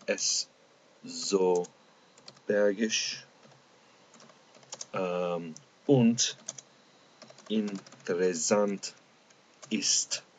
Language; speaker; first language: German; non-native, fluent; English